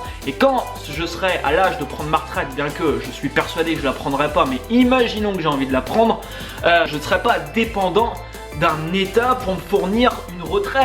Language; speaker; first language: French; native; French